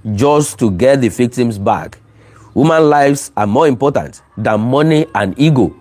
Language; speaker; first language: English; non-native, local second language; Yoruba